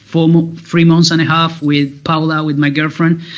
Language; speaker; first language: English; non-native, fluent; Spanish